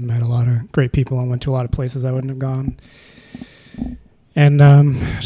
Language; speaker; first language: English; native; English